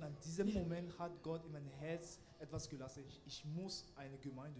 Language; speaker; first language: German; non-native, learner; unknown